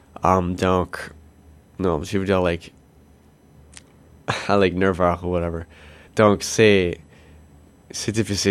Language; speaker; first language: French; non-native, local second language; English